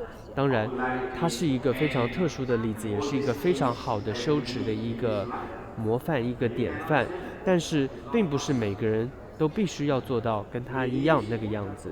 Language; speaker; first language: Chinese; native; Chinese